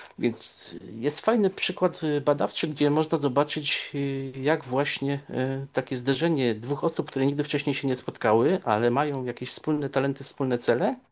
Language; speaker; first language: Polish; native; Polish